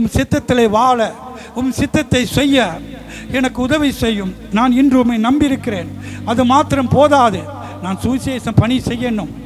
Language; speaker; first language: Tamil; early bilingual, heritage; Tamil